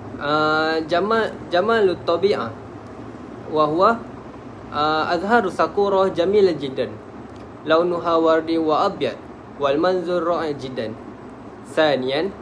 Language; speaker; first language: Arabic; non-native, learner; Malay